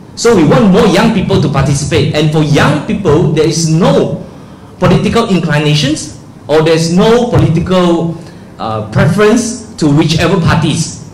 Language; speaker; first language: English; non-native, local second language; Chinese